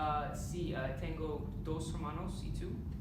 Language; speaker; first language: Spanish; non-native, learner; English